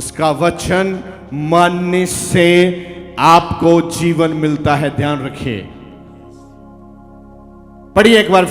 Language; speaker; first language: Hindi; non-native, local second language; Punjabi